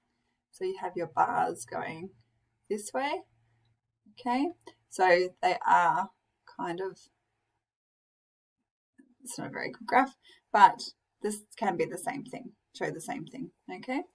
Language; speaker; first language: English; native; English